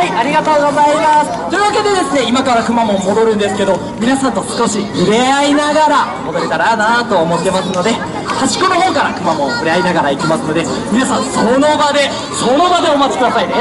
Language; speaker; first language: Japanese; native; Japanese